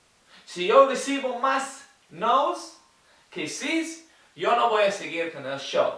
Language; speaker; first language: Spanish; non-native, learner; English